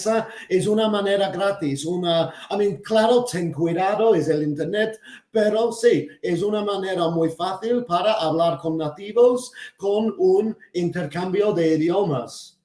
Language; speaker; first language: Spanish; non-native, fluent; English